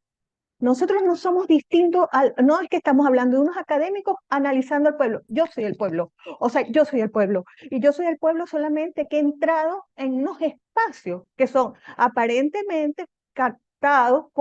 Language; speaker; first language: Spanish; native; Spanish